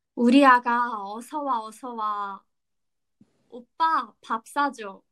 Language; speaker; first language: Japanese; early bilingual, other home language; Korean